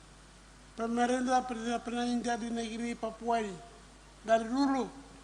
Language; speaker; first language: Indonesian; non-native, local second language; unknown